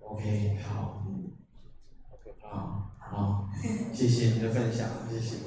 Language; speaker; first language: Chinese; native; Chinese